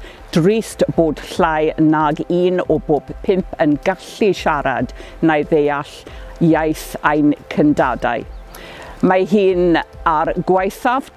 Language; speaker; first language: Welsh; non-native, local second language; English